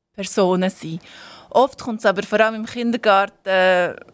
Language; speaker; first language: German; native; German